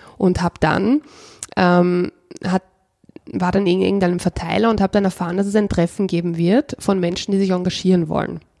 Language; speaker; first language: German; native; German